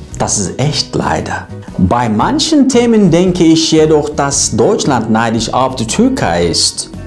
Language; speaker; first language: German; non-native, learner; Turkish